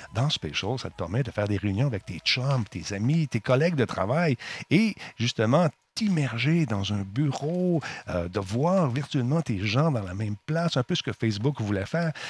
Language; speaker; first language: French; native; French